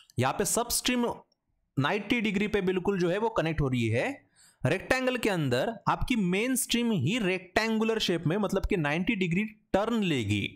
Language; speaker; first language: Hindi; non-native, local second language; Marathi